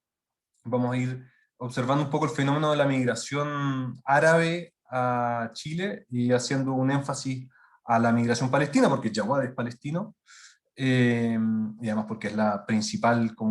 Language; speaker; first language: Spanish; native; Spanish